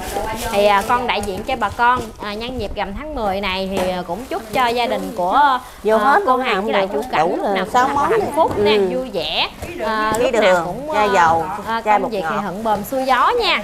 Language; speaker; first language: Vietnamese; native; Vietnamese